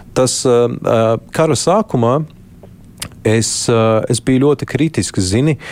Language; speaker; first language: Latvian; native; Latvian